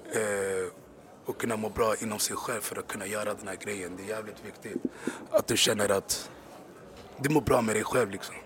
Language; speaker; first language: Swedish; native; Swedish